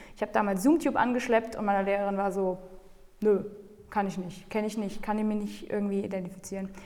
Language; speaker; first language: German; native; German